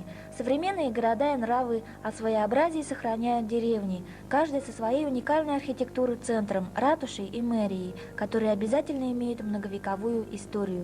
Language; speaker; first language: Russian; native; Russian